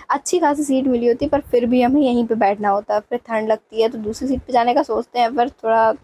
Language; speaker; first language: Hindi; native; Hindi